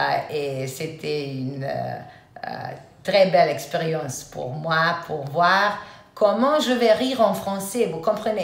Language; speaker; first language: French; non-native, fluent; Serbian